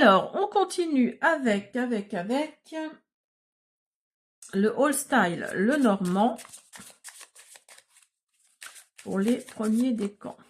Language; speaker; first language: French; native; French